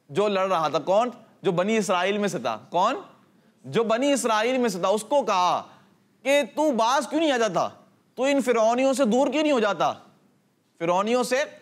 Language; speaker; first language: Urdu; native; Urdu